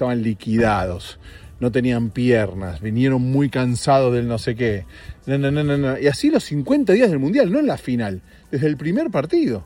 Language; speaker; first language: Spanish; native; Spanish